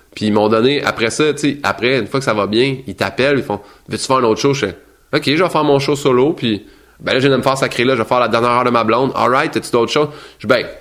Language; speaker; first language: French; native; French